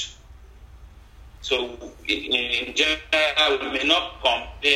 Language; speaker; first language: English; non-native, local second language; Ibibio